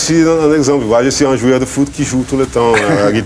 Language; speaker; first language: French; non-native, fluent; Portuguese